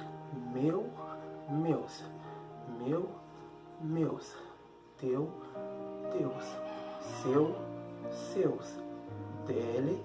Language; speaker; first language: Portuguese; non-native, fluent; Haitian Creole